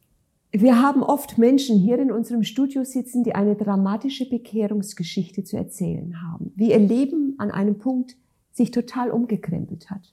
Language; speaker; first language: German; native; German